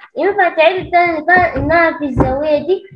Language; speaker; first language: Arabic; native; Arabic